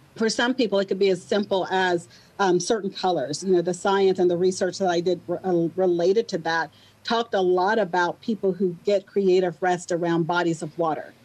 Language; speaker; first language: English; native; English